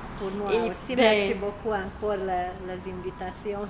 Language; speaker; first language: French; non-native, learner; Hungarian